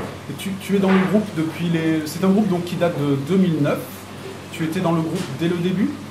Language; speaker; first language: French; native; French